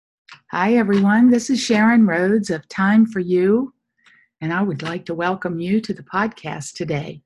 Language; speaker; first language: English; native; English